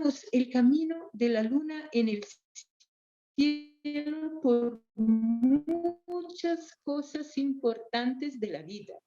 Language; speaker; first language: Spanish; non-native, fluent; Portuguese